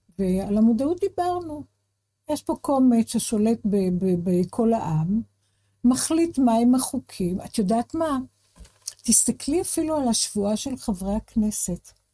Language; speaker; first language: Hebrew; native; Hebrew